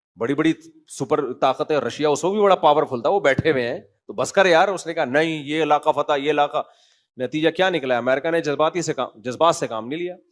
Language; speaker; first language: Urdu; native; Urdu